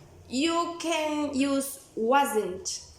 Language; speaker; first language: English; non-native, learner; Spanish